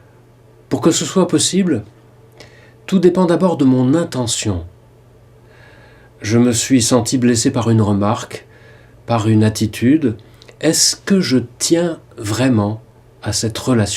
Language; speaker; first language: French; native; French